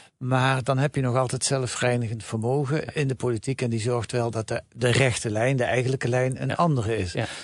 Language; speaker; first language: Dutch; native; Dutch